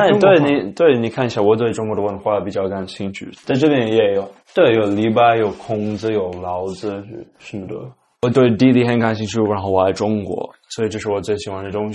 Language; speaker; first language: Chinese; non-native, fluent; English